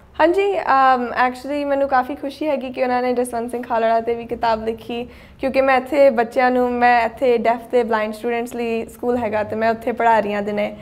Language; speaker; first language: Punjabi; early bilingual, heritage; Punjabi